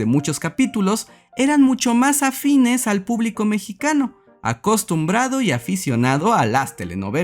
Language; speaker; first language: Spanish; native; Spanish